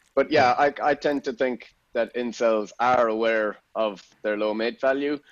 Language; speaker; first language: English; native; English